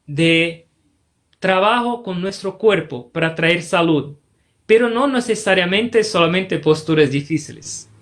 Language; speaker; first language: Spanish; non-native, fluent; Portuguese